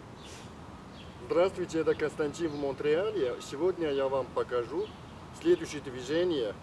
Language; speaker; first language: Russian; non-native, learner; Chinese